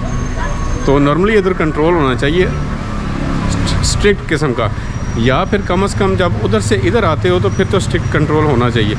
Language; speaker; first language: Hindi; native; Hindi